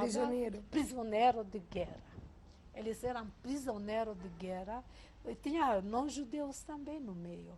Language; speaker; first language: Portuguese; non-native, fluent; Hungarian